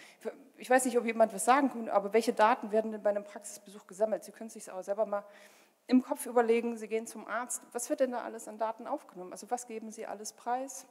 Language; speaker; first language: German; native; German